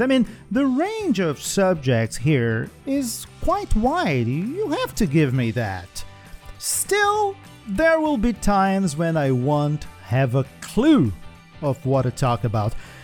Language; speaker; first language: English; non-native, fluent; Portuguese